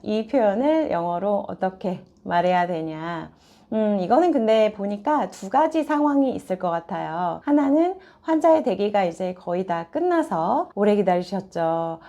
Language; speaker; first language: Korean; native; Korean